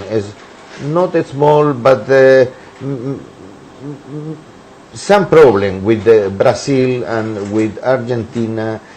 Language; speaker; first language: English; non-native, learner; Spanish